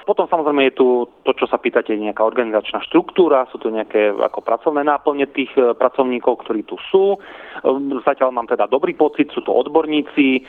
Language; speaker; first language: Slovak; non-native, local second language; Rusyn